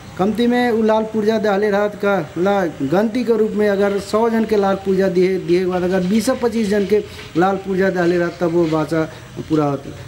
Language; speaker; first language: Bhojpuri; non-native, local second language; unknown